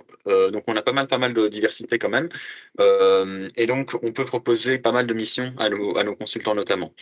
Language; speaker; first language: French; native; French